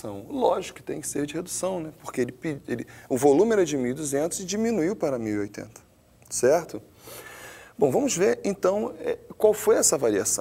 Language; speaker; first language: Portuguese; native; Portuguese